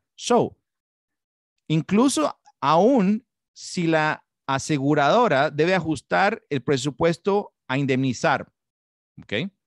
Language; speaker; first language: English; non-native, fluent; Spanish